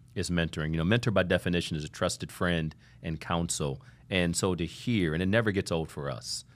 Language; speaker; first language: English; native; English